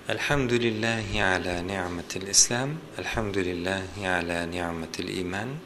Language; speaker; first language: Arabic; non-native, fluent; Turkish